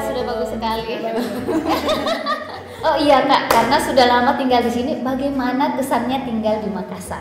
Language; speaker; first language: Indonesian; native; Indonesian